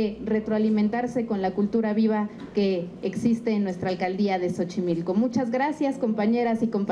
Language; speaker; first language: Spanish; native; Spanish